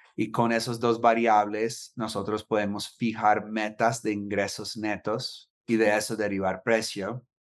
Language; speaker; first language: Spanish; non-native, fluent; English